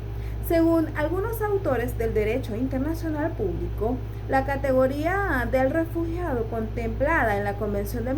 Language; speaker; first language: Spanish; native; Spanish